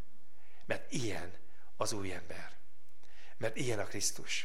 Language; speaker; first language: Hungarian; native; Hungarian